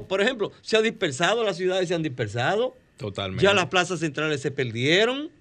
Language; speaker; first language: Spanish; native; Spanish